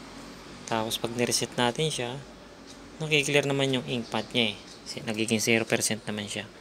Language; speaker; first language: Filipino; native; Filipino